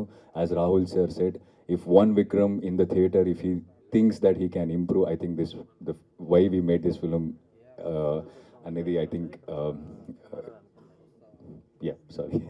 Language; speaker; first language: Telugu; non-native, fluent; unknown